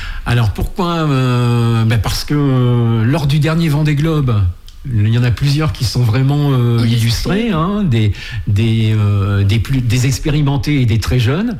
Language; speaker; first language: French; native; French